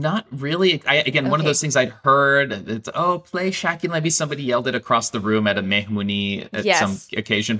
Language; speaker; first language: English; non-native, fluent; Persian